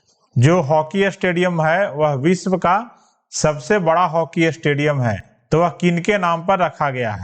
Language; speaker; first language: Hindi; native; Hindi